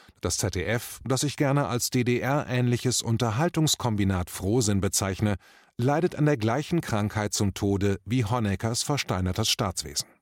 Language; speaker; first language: German; native; German